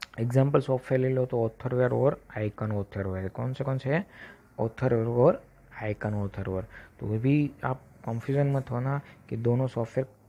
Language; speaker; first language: Hindi; non-native, local second language; Gujarati